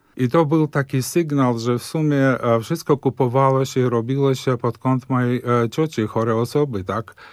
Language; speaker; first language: Polish; early bilingual, heritage; Polish